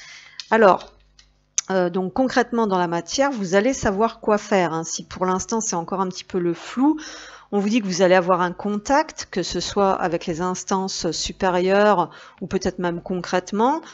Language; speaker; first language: French; native; French